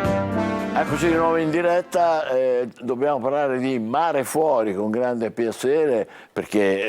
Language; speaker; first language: Italian; native; Italian